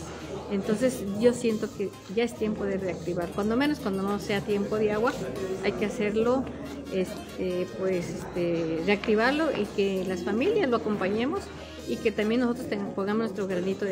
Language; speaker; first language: Spanish; native; Spanish